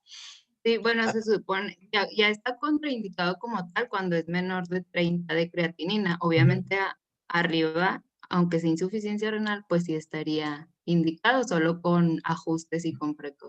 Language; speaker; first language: Spanish; native; Spanish